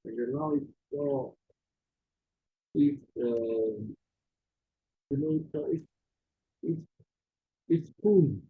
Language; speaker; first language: English; non-native, learner; Vietnamese